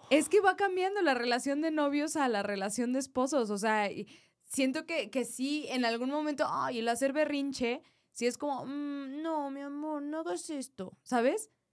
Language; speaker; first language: Spanish; native; Spanish